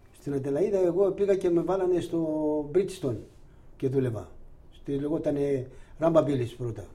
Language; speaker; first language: Greek; non-native, local second language; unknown